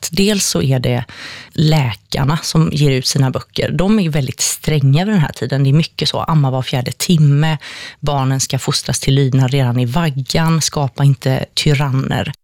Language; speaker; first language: Swedish; native; Swedish